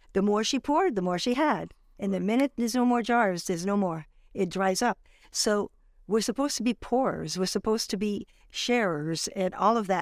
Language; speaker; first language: English; non-native, fluent; French